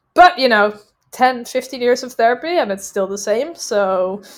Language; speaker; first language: English; non-native, fluent; Dutch